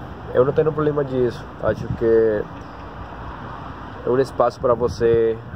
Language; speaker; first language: Portuguese; non-native, learner; Spanish